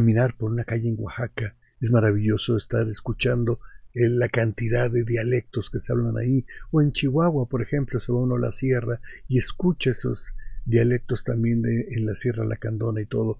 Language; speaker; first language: Spanish; native; Spanish